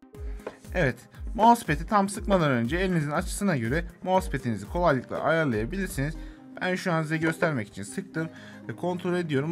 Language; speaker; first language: Turkish; native; Turkish